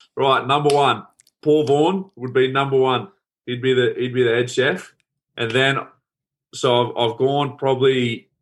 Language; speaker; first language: English; native; English